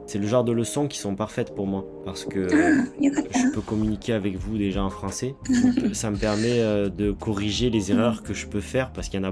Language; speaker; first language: French; native; French